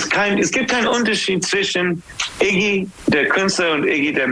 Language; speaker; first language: German; non-native, learner; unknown